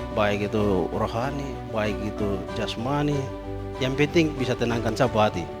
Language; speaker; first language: Indonesian; non-native, local second language; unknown